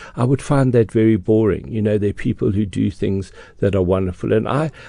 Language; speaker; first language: English; native; English